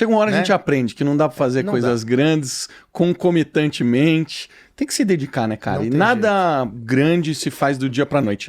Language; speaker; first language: Portuguese; native; Portuguese